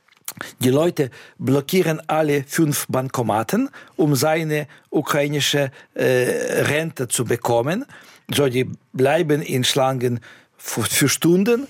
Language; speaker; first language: German; non-native, fluent; Russian